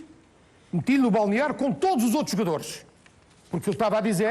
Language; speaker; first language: Portuguese; native; Portuguese